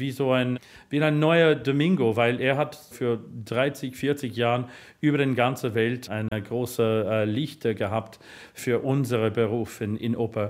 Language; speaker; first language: German; non-native, fluent; English